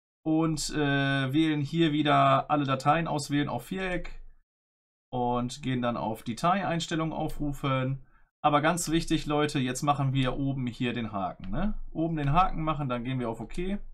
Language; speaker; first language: German; native; German